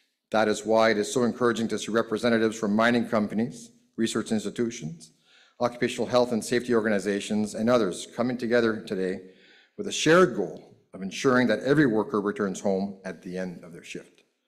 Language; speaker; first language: English; native; English